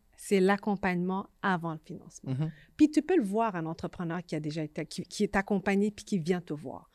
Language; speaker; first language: French; native; French